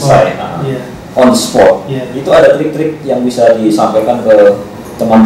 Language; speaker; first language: Indonesian; non-native, local second language; Javanese